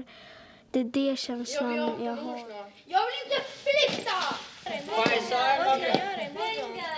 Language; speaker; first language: Swedish; early bilingual, other home language; Persian